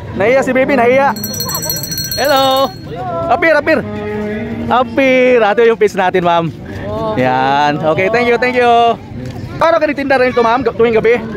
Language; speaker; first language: Filipino; non-native, local second language; Cebuano